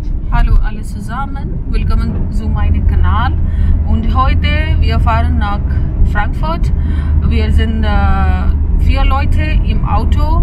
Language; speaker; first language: German; non-native, learner; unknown